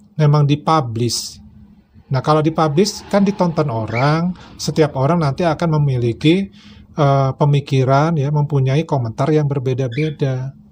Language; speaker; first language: Indonesian; native; Indonesian